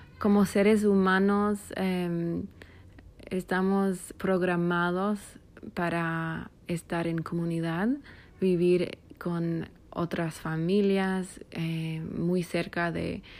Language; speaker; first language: Spanish; non-native, fluent; English